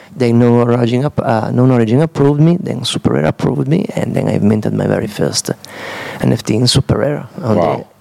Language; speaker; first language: English; non-native, fluent; Italian